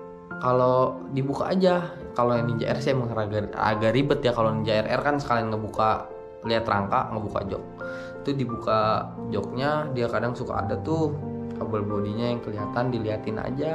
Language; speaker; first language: Indonesian; native; Indonesian